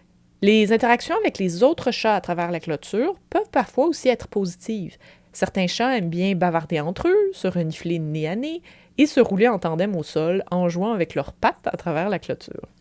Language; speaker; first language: French; native; French